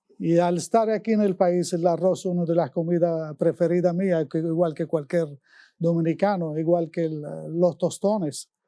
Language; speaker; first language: Spanish; non-native, fluent; Arabic